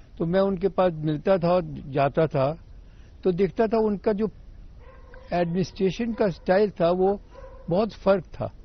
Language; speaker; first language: Urdu; native; Urdu